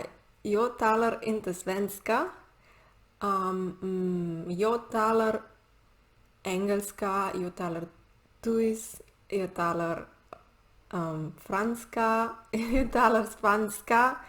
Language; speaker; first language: Swedish; non-native, learner; Catalan